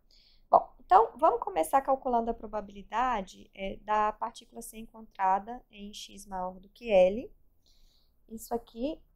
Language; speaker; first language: Portuguese; native; Portuguese